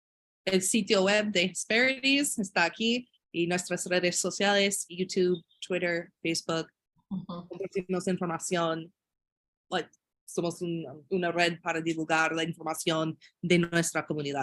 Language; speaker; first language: Spanish; non-native, fluent; English